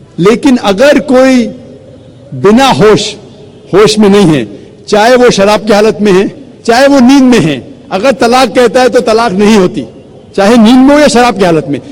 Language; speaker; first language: Urdu; non-native, local second language; Konkani